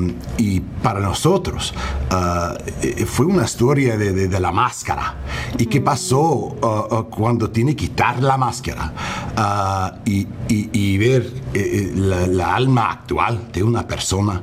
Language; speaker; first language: Spanish; non-native, learner; English